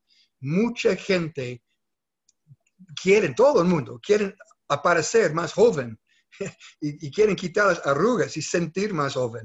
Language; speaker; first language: Spanish; non-native, fluent; English